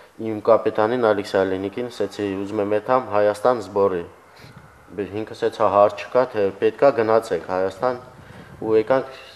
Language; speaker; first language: Armenian; early bilingual, heritage; Armenian